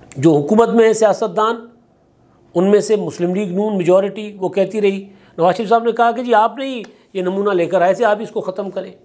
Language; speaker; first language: Urdu; non-native, local second language; Sindhi